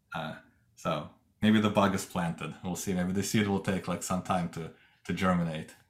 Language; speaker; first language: English; non-native, fluent; Russian